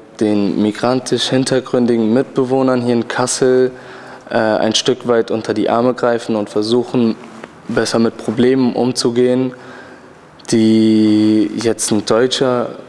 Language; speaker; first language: German; early bilingual, other home language; Turkish